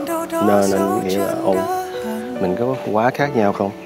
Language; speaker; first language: Vietnamese; early bilingual, heritage; Vietnamese